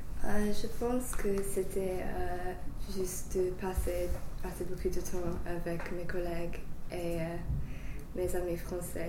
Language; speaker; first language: French; non-native, fluent; English